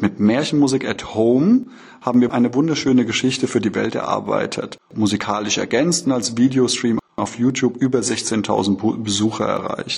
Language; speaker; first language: German; native; German